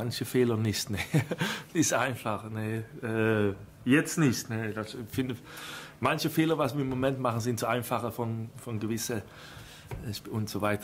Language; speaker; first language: German; non-native, fluent; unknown